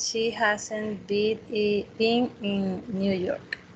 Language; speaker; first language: English; non-native, learner; Spanish